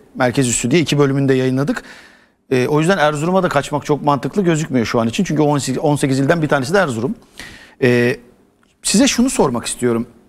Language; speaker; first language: Turkish; native; Turkish